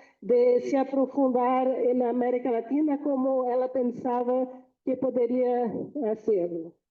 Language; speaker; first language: Portuguese; non-native, fluent; Spanish